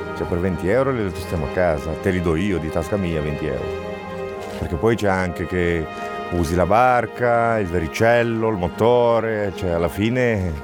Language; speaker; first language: Italian; non-native, fluent; Romanian